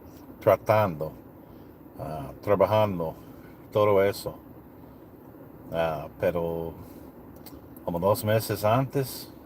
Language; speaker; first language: Spanish; non-native, learner; English